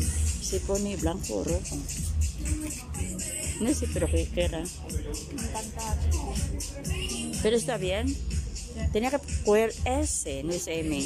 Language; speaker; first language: Spanish; non-native, learner; Filipino